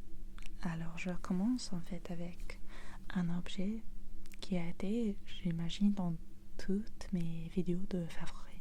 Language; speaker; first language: French; non-native, fluent; English